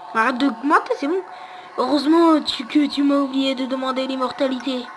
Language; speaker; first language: French; native; French